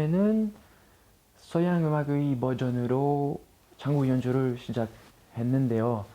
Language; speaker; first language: Korean; non-native, fluent; French